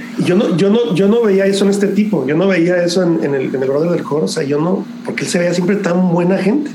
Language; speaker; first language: Spanish; native; Spanish